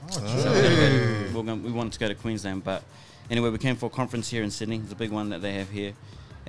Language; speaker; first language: English; native; English